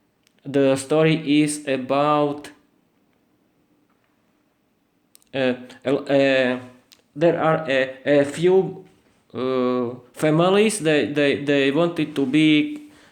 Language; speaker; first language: English; non-native, learner; Slovak